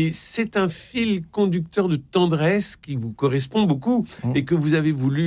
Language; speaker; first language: French; native; French